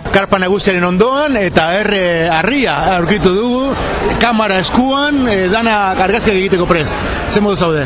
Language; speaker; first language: Basque; native; Basque